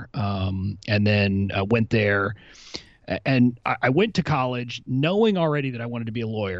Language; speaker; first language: English; native; English